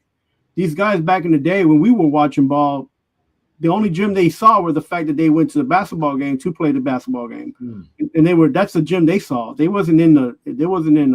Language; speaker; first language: English; native; English